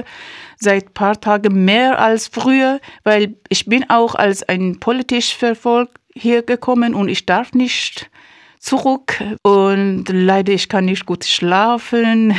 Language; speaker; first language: German; non-native, fluent; Persian